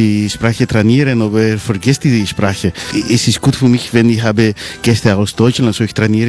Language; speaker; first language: German; non-native, learner; Greek